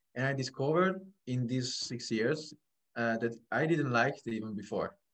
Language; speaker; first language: English; non-native, fluent; Italian